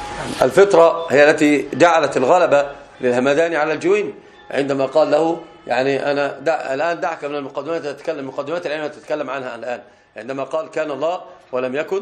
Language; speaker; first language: Arabic; native; Arabic